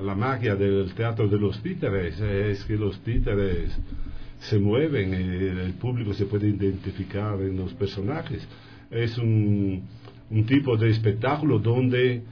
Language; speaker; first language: Spanish; non-native, fluent; Italian